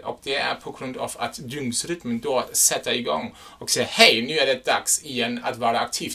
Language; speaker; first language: Swedish; non-native, fluent; German